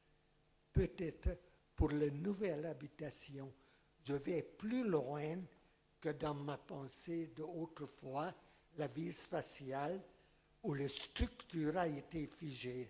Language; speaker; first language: French; non-native, fluent; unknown